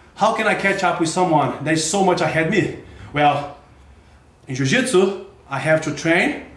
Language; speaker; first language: English; non-native, learner; Portuguese